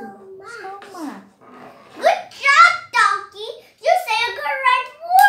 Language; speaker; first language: English; non-native, learner; Vietnamese